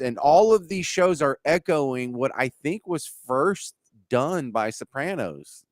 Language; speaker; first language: English; native; English